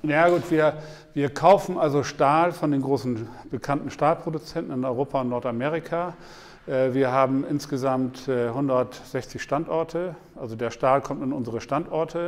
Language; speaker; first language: German; native; German